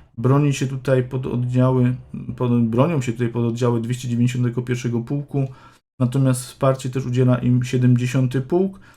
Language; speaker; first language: Polish; native; Polish